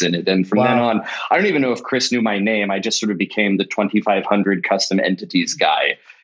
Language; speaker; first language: English; native; English